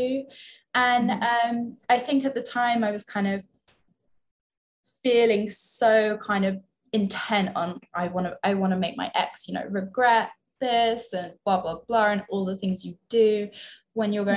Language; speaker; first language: English; native; English